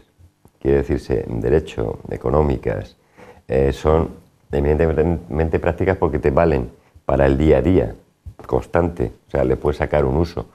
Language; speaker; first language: Spanish; native; Spanish